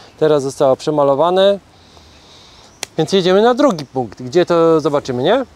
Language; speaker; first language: Polish; native; Polish